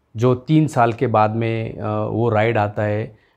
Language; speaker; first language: Hindi; non-native, local second language; Marathi